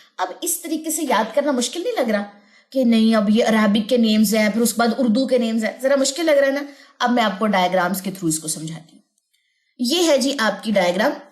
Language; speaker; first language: Urdu; native; Urdu